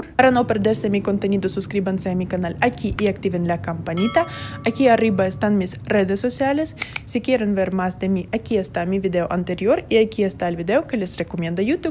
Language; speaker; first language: Spanish; non-native, fluent; Russian